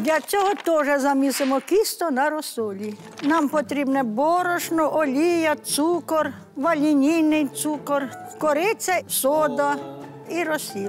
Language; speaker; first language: Ukrainian; native; Ukrainian